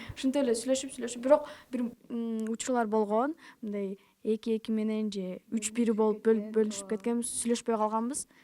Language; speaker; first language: Kyrgyz; native; Kyrgyz